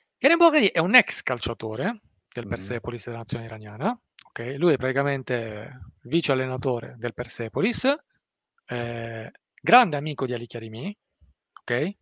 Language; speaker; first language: Italian; early bilingual, other home language; Persian